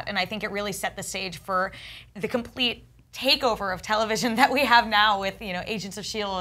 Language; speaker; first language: English; native; English